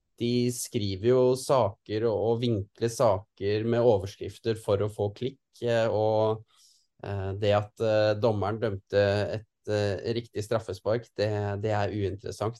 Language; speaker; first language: Norwegian; native; Norwegian